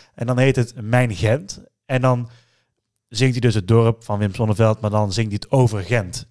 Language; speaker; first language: Dutch; native; Dutch